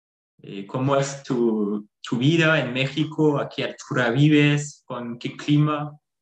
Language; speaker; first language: Spanish; non-native, fluent; French